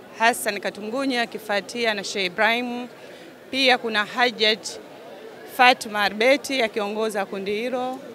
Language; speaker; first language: Swahili; native; Swahili